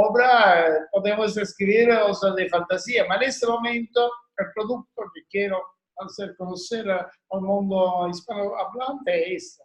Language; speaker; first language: Spanish; non-native, learner; Italian